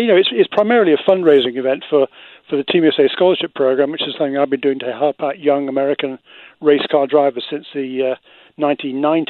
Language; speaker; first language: English; native; English